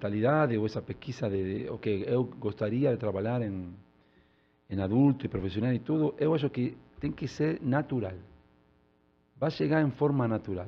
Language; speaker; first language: Portuguese; non-native, learner; Spanish